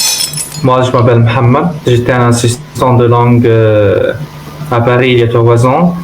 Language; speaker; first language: French; non-native, learner; Arabic